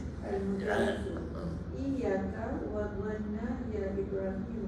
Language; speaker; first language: Arabic; non-native, learner; Malay